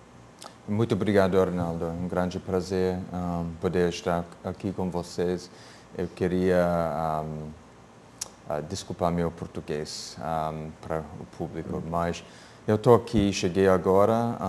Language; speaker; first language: Portuguese; non-native, fluent; English